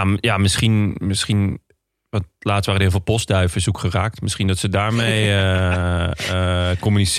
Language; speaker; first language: Dutch; native; Dutch